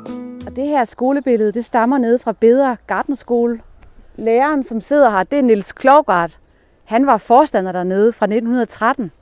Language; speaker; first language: Danish; native; Danish